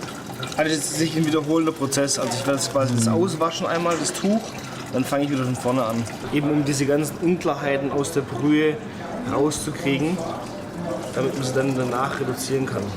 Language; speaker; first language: German; native; German